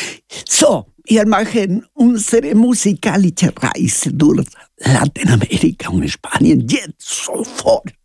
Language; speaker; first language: German; non-native, learner; Spanish